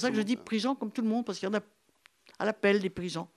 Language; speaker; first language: French; native; French